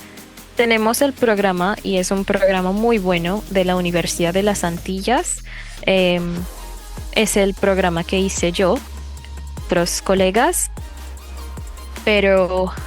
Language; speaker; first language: Spanish; non-native, fluent; English